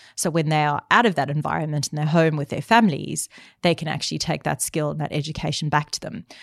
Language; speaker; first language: English; native; English